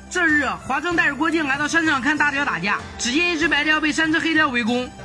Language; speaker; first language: Chinese; native; Chinese